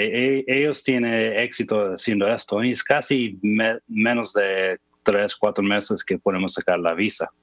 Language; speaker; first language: Spanish; non-native, fluent; English